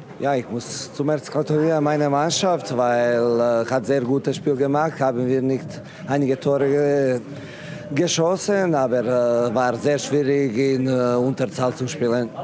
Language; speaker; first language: German; non-native, fluent; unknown